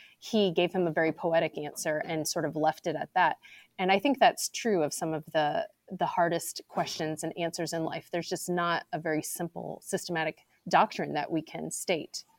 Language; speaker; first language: English; native; English